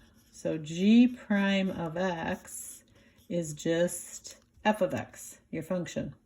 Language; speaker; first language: English; native; English